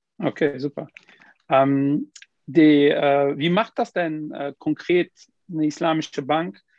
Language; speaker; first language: German; early bilingual, other home language; Portuguese